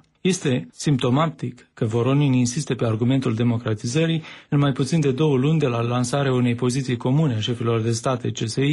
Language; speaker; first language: Romanian; native; Romanian